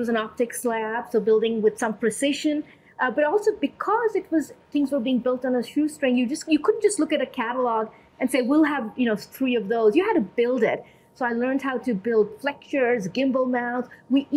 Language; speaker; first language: English; non-native, local second language; Urdu